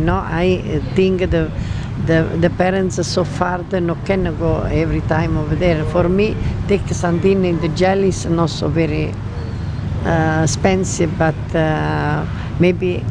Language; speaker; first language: English; non-native, learner; Italian